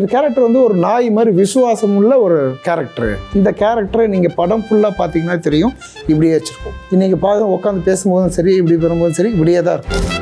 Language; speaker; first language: Tamil; native; Tamil